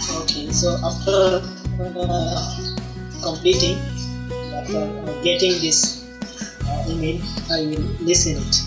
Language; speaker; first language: English; non-native, learner; Bangla